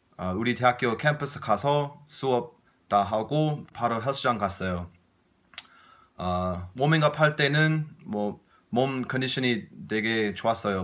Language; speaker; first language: Korean; non-native, fluent; English